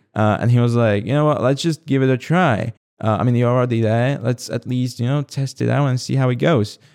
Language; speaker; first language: English; non-native, fluent; Slovak